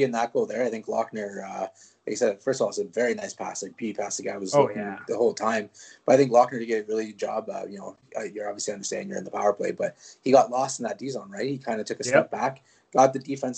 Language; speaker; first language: English; non-native, fluent; French